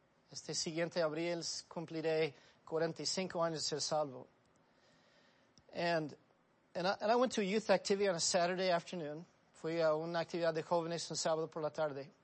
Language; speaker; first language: Spanish; non-native, fluent; English